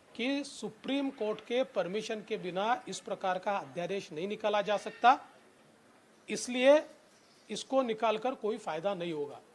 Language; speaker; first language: Hindi; non-native, local second language; Marathi